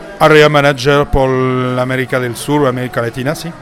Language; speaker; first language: Spanish; non-native, learner; French